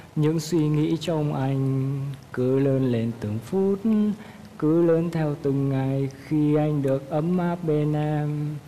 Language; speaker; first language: Vietnamese; native; Vietnamese